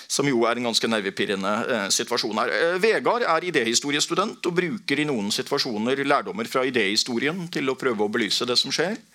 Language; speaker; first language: Norwegian; native; Norwegian